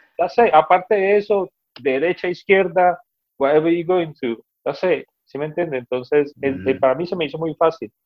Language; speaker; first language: Spanish; native; Spanish